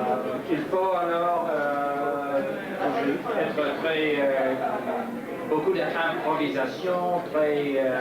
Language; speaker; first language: French; non-native, learner; English